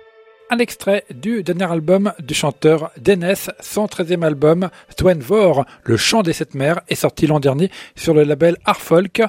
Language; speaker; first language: French; native; French